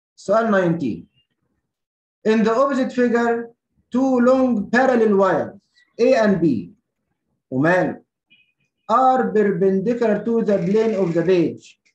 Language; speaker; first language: English; non-native, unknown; Arabic